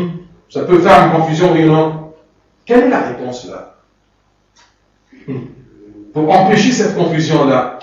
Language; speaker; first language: French; non-native, fluent; Arabic